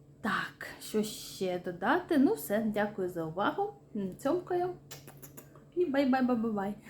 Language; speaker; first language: Ukrainian; non-native, local second language; Russian